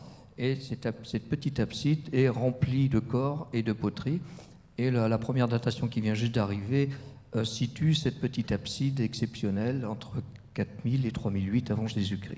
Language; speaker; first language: French; native; French